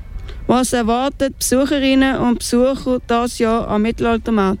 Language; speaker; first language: German; native; German